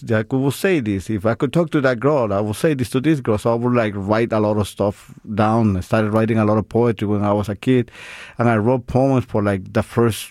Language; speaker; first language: English; non-native, fluent; Spanish